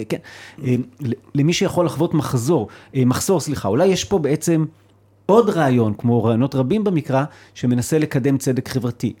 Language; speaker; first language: Hebrew; native; Hebrew